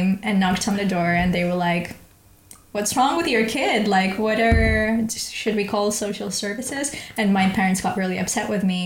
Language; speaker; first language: English; non-native, fluent; Russian